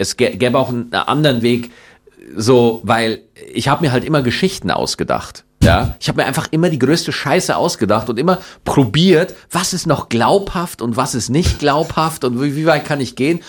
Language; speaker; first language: German; native; German